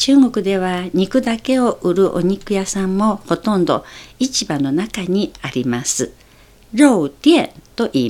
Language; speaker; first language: Japanese; non-native, fluent; Chinese